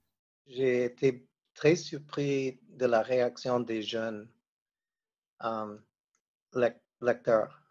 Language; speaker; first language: French; non-native, fluent; English